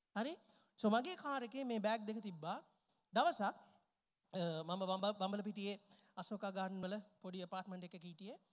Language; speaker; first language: Sinhala; non-native, local second language; Tamil